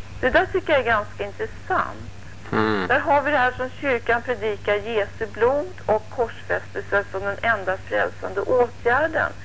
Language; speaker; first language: Swedish; native; Swedish